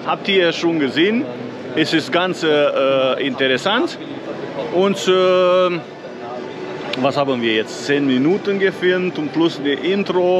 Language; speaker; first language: German; non-native, fluent; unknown